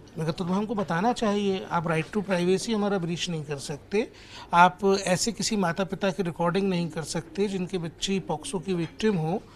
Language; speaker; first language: Hindi; native; Hindi